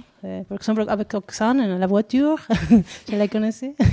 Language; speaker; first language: French; non-native, learner; Spanish